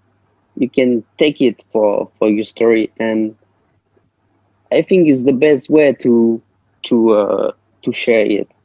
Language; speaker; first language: English; non-native, learner; French